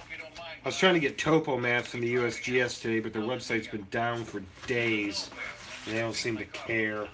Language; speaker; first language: English; native; English